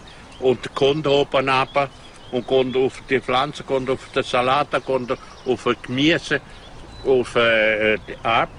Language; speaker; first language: German; non-native, learner; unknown